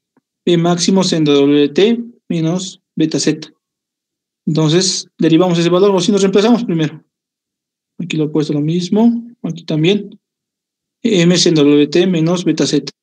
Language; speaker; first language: Spanish; native; Spanish